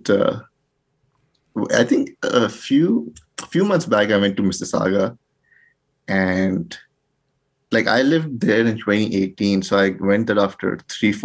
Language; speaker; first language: English; non-native, local second language; Urdu